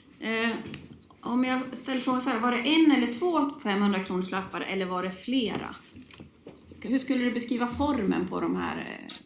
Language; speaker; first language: Swedish; native; Swedish